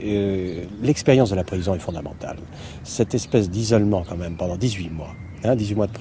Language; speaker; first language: French; native; French